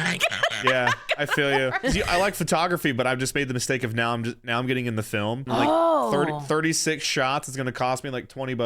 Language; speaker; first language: English; native; English